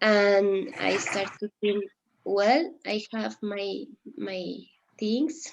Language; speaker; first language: English; non-native, learner; Spanish